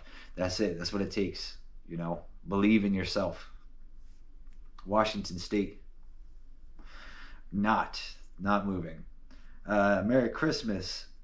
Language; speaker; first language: English; native; English